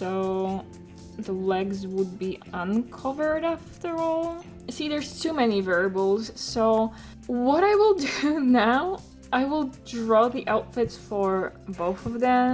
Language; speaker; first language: English; non-native, fluent; Polish